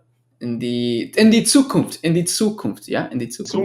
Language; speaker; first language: German; non-native, fluent; English